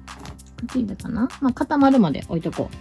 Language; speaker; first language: Japanese; native; Japanese